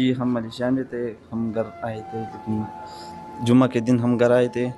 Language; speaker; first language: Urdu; non-native, local second language; Pashto